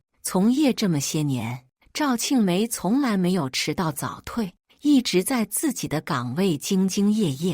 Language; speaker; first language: Chinese; native; Chinese